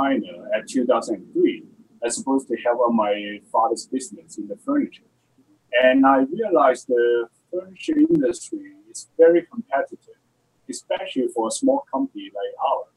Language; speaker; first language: English; non-native, local second language; Cantonese